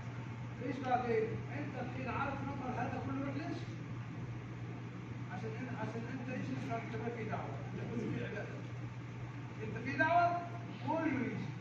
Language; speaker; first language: Arabic; non-native, learner; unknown